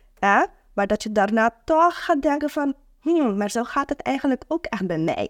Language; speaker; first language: Dutch; non-native, local second language; Papiamento